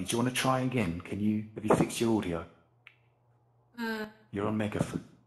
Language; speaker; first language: English; native; English